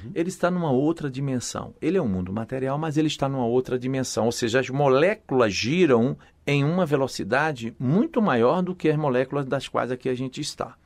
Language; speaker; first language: Portuguese; native; Portuguese